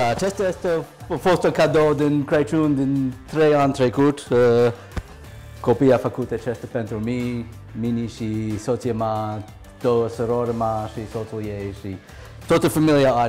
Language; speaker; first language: Romanian; non-native, learner; English